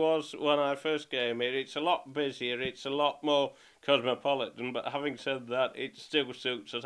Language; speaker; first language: English; native; English